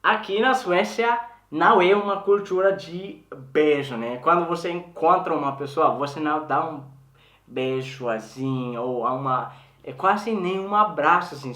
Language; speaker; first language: Portuguese; non-native, learner; Swedish